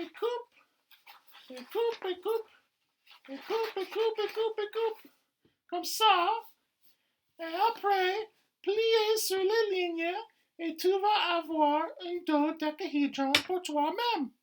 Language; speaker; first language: French; non-native, fluent; English